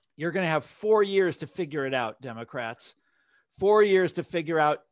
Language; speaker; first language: English; native; English